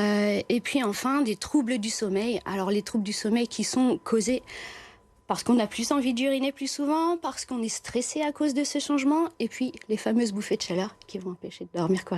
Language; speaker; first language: French; native; French